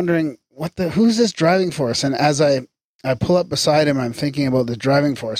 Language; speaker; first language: English; native; English